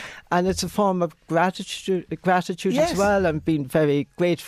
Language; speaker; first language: English; non-native, local second language; Irish